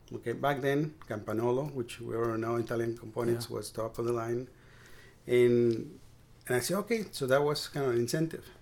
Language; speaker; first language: English; non-native, fluent; Spanish